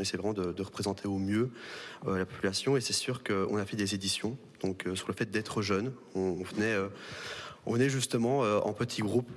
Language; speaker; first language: French; native; French